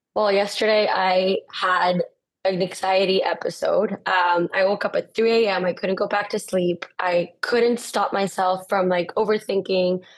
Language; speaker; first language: English; non-native, fluent; Spanish